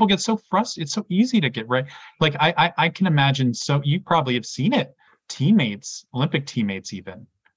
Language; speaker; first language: English; native; English